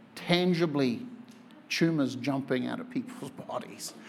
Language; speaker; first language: English; native; English